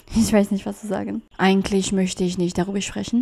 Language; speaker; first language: German; non-native, learner; Portuguese